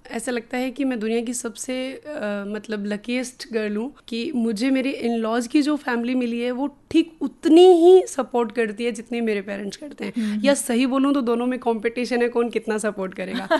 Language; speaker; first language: Hindi; non-native, local second language; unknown